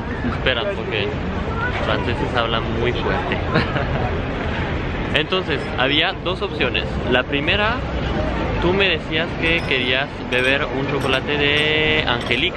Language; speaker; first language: Spanish; non-native, fluent; French